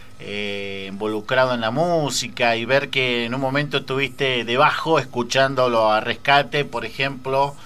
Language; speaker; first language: Spanish; native; Spanish